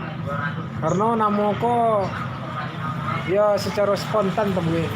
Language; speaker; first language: Indonesian; non-native, local second language; Minangkabau